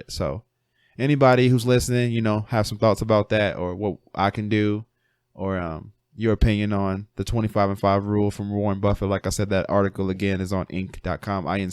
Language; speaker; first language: English; native; English